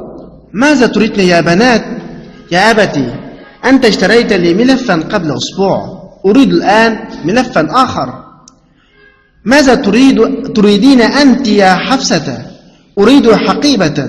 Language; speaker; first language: Arabic; non-native, fluent; Uyghur